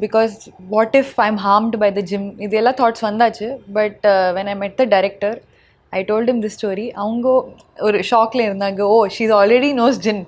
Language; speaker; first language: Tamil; non-native, learner; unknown